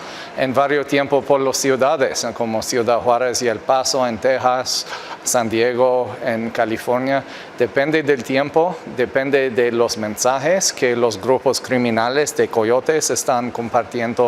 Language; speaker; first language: Spanish; non-native, fluent; English